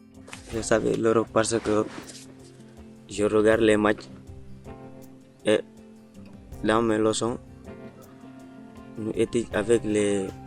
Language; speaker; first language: French; non-native, learner; Mandingo